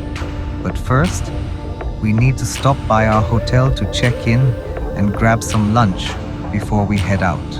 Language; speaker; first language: English; non-native, local second language; Sinhala